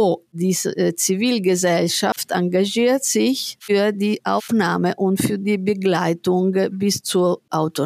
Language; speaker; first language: German; non-native, fluent; Italian